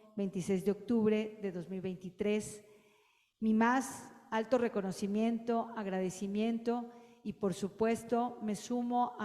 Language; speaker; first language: Spanish; native; Spanish